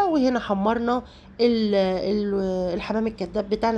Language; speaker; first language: Arabic; native; Arabic